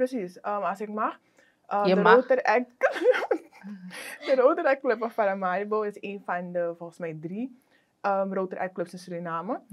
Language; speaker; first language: Dutch; native; Dutch